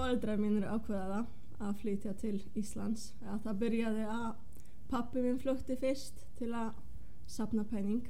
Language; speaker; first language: Icelandic; non-native, fluent; Polish